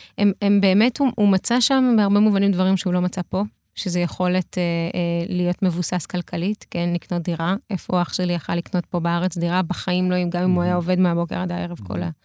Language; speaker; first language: Hebrew; early bilingual, other home language; Russian